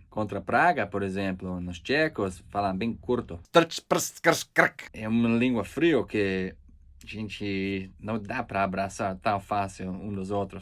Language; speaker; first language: Portuguese; non-native, learner; English